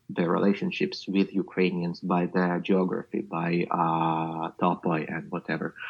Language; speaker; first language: English; non-native, fluent; Ukrainian